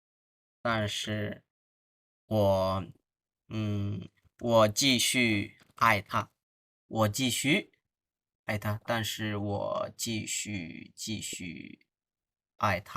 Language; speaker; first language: Chinese; non-native, fluent; Bangla